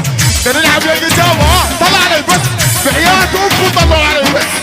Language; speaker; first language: Arabic; native; Arabic